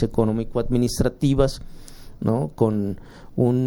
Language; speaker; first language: Spanish; native; Spanish